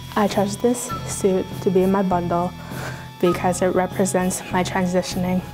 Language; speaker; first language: English; native; English